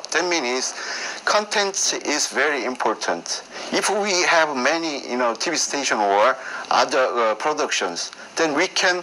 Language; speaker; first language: English; non-native, learner; Korean